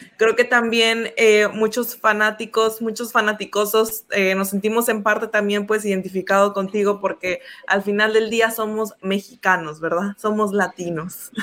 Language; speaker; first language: Spanish; native; Spanish